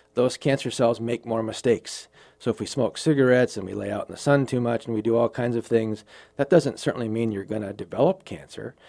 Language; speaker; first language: English; native; English